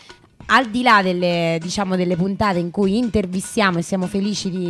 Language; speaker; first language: Italian; native; Italian